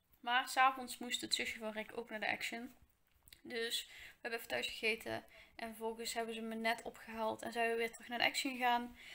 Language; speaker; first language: Dutch; native; Dutch